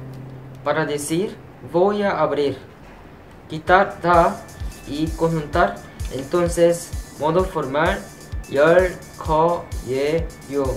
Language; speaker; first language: Spanish; non-native, fluent; Korean